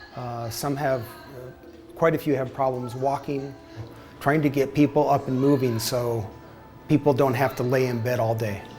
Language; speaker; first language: English; native; English